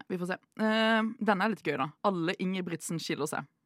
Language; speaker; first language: Norwegian; native; Norwegian